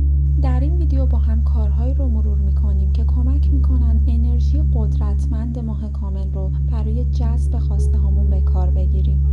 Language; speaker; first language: Persian; native; Persian